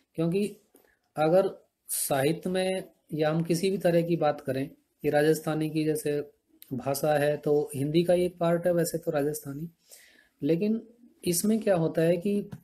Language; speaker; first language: Hindi; native; Hindi